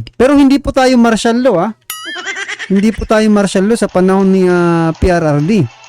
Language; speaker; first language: Filipino; native; Filipino